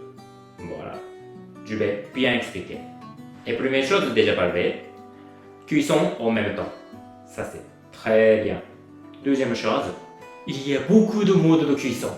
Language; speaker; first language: French; non-native, learner; Japanese